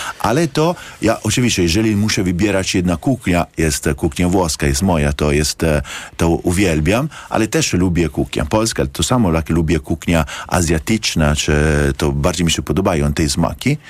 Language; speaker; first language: Polish; non-native, learner; Italian